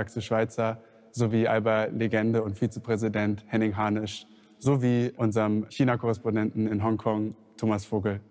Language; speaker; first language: German; native; German